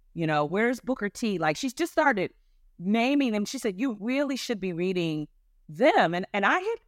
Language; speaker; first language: English; native; English